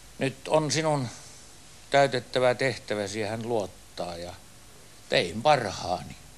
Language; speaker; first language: Finnish; native; Finnish